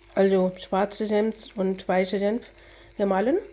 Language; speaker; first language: German; non-native, fluent; Bangla